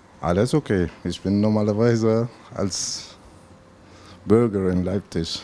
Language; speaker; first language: German; non-native, learner; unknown